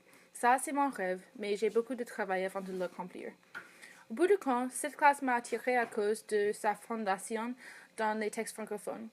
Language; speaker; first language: French; non-native, fluent; English